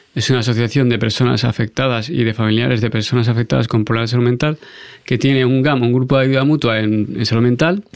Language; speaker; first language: Spanish; native; Spanish